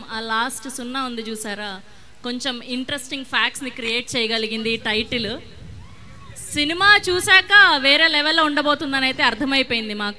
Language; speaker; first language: Telugu; native; Telugu